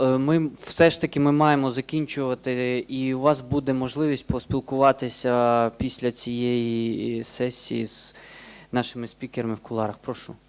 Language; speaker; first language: Ukrainian; native; Ukrainian